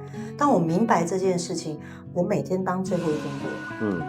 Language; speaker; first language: Chinese; native; Chinese